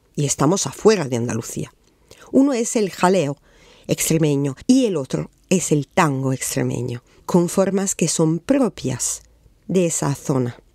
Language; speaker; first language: Spanish; non-native, fluent; Italian